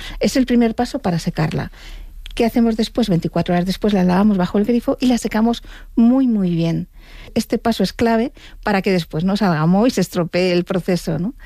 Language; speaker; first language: Spanish; native; Spanish